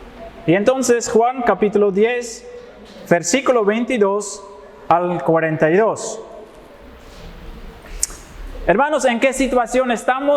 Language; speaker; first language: Spanish; non-native, fluent; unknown